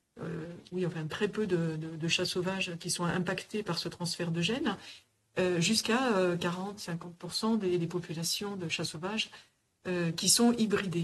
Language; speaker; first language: French; native; French